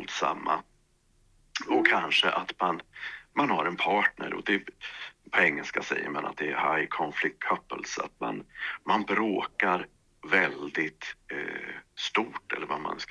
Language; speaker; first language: Swedish; native; Swedish